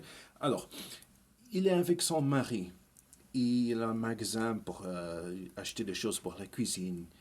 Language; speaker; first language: French; early bilingual, heritage; English